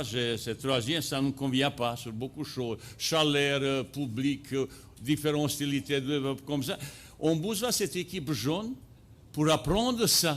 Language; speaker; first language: French; non-native, fluent; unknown